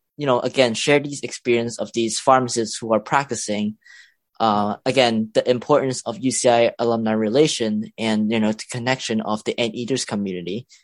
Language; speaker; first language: English; non-native, local second language; Cantonese